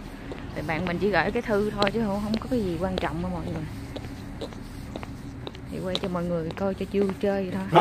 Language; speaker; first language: Vietnamese; native; Vietnamese